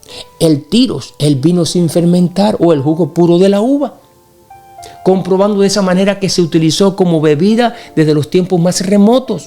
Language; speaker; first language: Spanish; native; Spanish